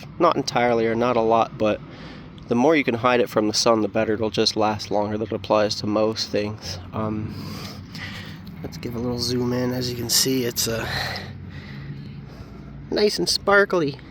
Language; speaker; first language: English; native; English